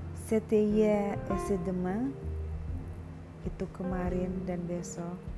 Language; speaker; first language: French; non-native, learner; Indonesian